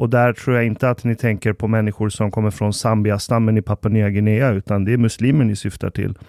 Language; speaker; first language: Swedish; early bilingual, other home language; Persian